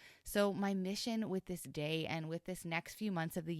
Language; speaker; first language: English; native; English